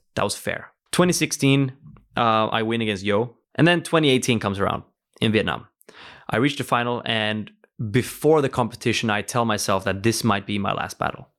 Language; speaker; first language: English; early bilingual, other home language; Norwegian